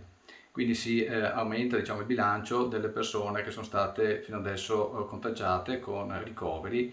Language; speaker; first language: Italian; native; Italian